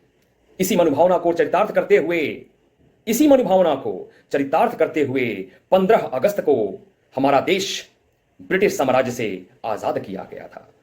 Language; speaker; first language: Hindi; native; Hindi